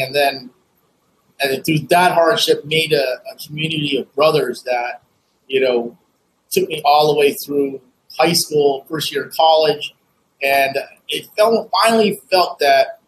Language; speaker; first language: English; native; English